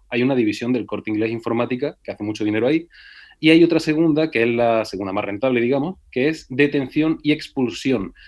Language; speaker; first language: Spanish; native; Spanish